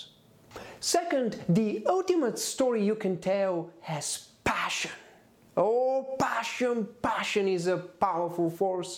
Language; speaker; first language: English; non-native, fluent; Bulgarian